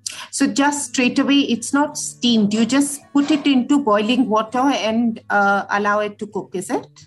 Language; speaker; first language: English; non-native, local second language; Hindi